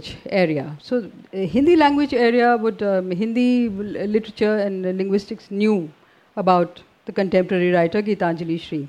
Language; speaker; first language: English; non-native, local second language; Hindi